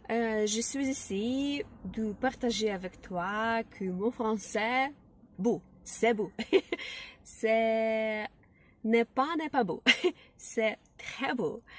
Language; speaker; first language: French; non-native, learner; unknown